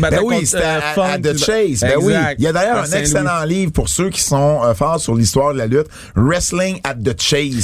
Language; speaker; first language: French; native; French